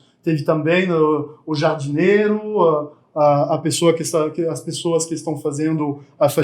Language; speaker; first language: Portuguese; non-native, fluent; French